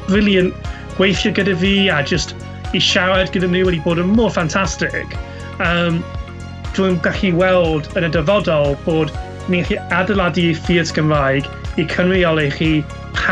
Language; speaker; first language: Welsh; non-native, local second language; English